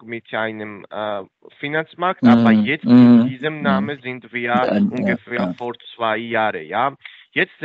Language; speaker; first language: German; non-native, fluent; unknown